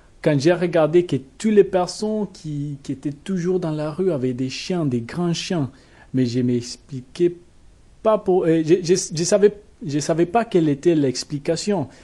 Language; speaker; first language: French; non-native, learner; Spanish